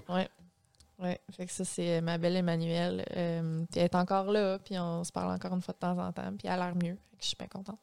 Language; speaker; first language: French; native; French